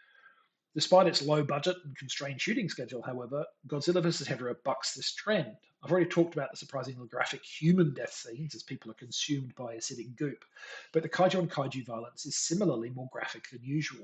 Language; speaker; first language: English; native; English